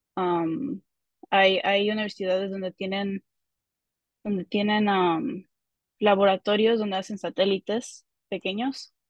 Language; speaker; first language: Spanish; early bilingual, heritage; Spanish